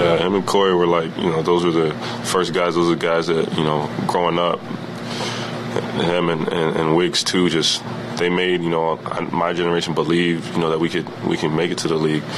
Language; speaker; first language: English; native; English